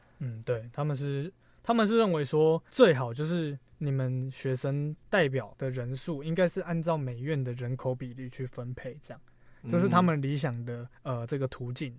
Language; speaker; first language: Chinese; native; Chinese